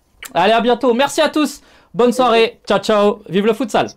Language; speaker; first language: French; native; French